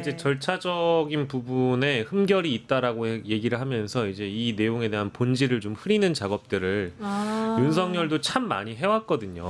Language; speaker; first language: Korean; native; Korean